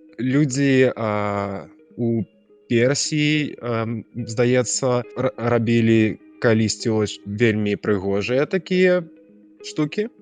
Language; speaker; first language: Belarusian; native; Belarusian